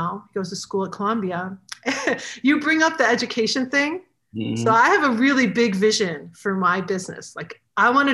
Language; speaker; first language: English; native; English